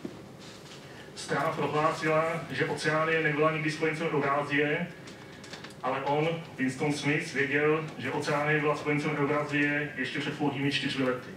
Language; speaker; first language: Czech; native; Czech